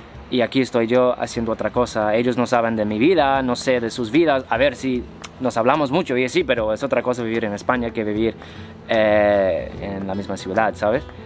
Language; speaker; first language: Spanish; non-native, fluent; English